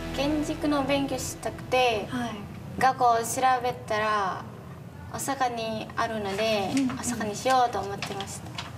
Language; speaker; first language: Japanese; non-native, fluent; Indonesian